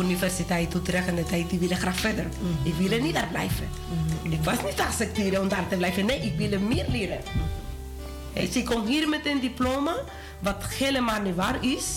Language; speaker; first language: Dutch; non-native, learner; Spanish